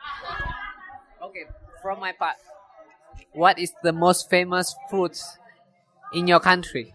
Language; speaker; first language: English; non-native, fluent; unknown